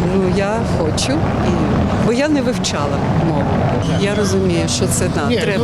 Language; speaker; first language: Ukrainian; non-native, local second language; Russian